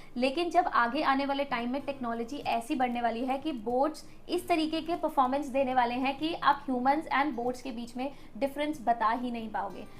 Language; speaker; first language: Hindi; native; Hindi